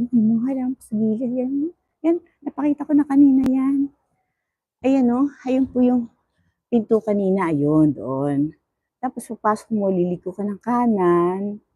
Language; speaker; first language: Filipino; native; Filipino